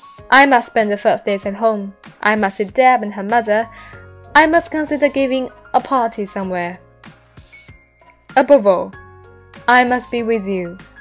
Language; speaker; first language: English; non-native, fluent; Chinese